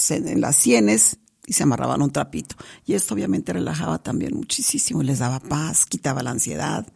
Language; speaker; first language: Spanish; native; Spanish